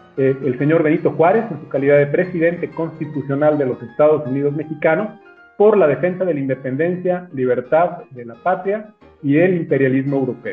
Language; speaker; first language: Spanish; native; Spanish